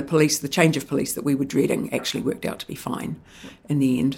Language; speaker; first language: English; native; English